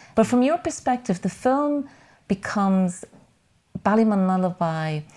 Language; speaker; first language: English; native; English